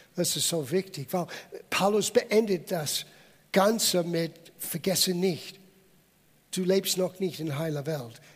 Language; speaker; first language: German; non-native, fluent; English